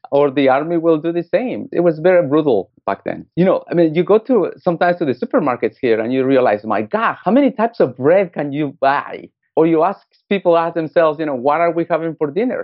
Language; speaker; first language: English; non-native, fluent; Spanish